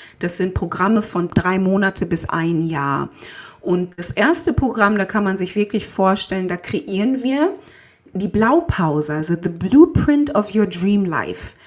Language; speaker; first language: German; native; German